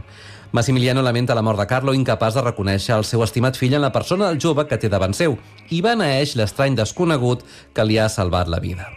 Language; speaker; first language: Catalan; native; Catalan